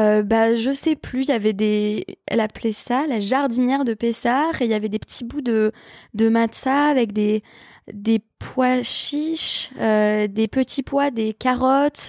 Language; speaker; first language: French; native; French